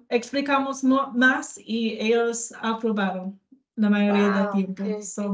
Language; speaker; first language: Spanish; non-native, learner; English